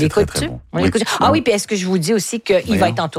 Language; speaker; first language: French; native; French